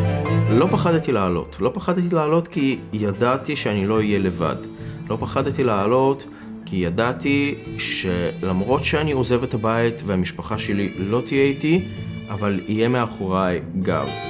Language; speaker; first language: Hebrew; non-native, fluent; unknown